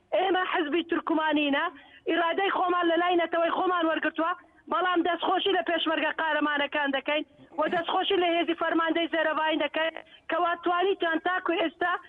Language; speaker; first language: Central Kurdish; non-native, local second language; Turkish